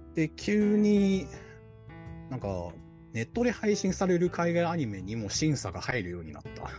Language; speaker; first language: Japanese; non-native, fluent; Chinese